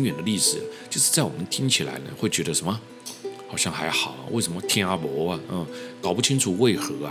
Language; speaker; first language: Chinese; native; Chinese